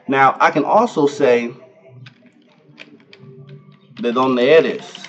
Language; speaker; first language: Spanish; non-native, fluent; English